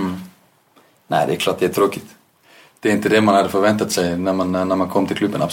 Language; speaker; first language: Swedish; non-native, fluent; Icelandic